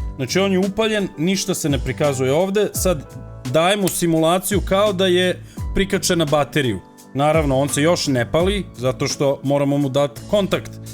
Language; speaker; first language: Croatian; early bilingual, heritage; Serbian